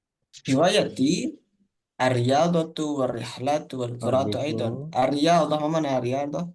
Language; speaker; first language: Arabic; non-native, fluent; Indonesian